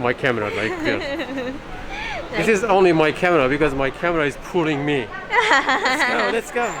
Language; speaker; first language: English; non-native, fluent; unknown